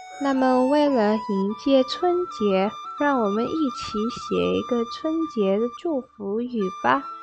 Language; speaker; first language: Chinese; non-native, fluent; Indonesian